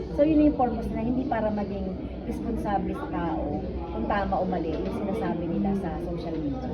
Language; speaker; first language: Filipino; native; Filipino